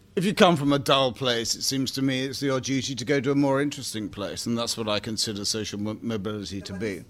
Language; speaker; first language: English; native; English